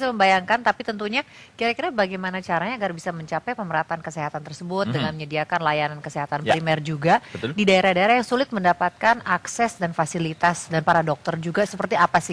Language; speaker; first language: Indonesian; native; Indonesian